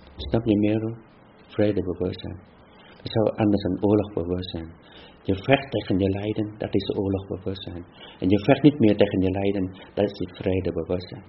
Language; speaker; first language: Dutch; non-native, fluent; Vietnamese